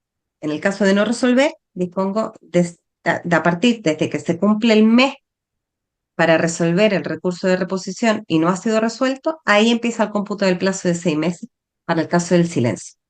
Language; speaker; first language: Spanish; native; Spanish